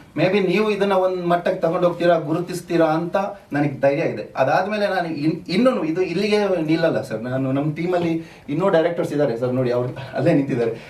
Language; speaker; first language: Kannada; non-native, local second language; Tulu